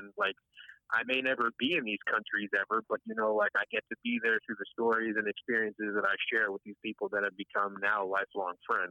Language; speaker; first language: English; native; English